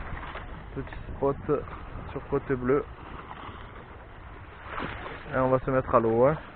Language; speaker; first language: French; native; French